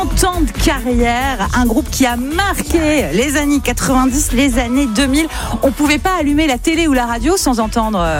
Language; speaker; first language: French; native; French